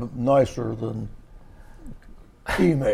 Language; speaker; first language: English; native; English